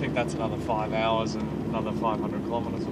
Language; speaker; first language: English; native; English